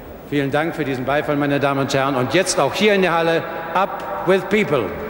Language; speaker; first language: German; native; German